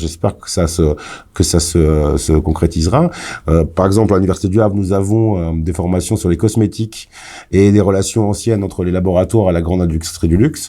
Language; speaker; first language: French; native; French